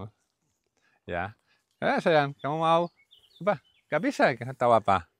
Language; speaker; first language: Indonesian; non-native, learner; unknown